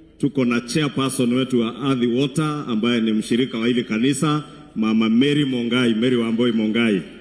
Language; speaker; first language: Swahili; non-native, local second language; Kikuyu